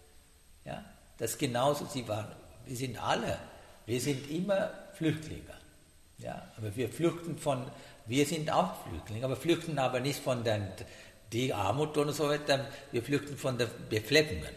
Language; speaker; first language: German; non-native, learner; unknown